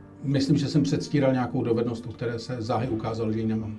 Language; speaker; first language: Czech; native; Czech